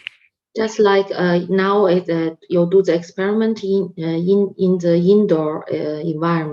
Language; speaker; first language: English; non-native, local second language; Chinese